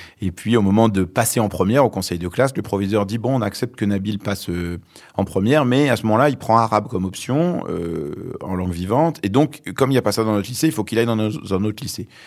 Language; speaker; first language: French; early bilingual, other home language; Arabic